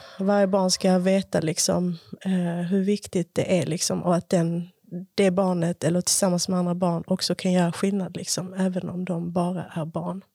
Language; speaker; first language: Swedish; early bilingual, other home language; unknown